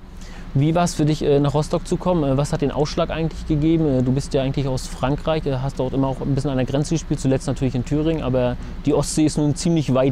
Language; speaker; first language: German; native; German